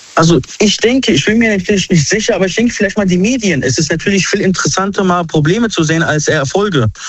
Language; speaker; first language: German; early bilingual, other home language; Arabic